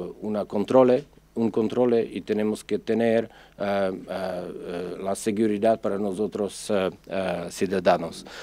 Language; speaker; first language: Spanish; non-native, fluent; Czech